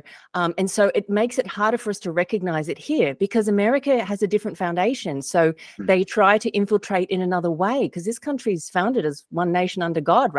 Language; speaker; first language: English; native; English